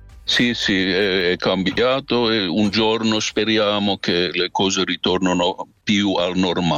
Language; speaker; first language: Italian; non-native, fluent; Finnish